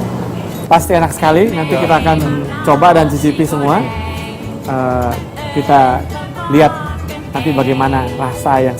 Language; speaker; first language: Indonesian; native; Indonesian